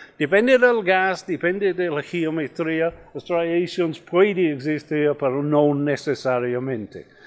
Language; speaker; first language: Spanish; non-native, fluent; English